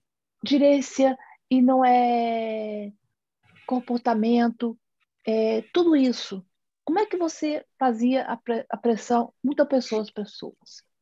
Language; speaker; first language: Portuguese; non-native, learner; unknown